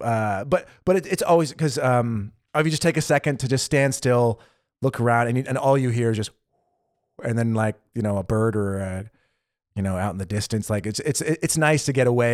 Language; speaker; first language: English; native; English